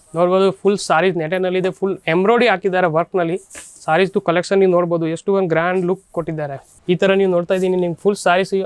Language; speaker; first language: Kannada; non-native, learner; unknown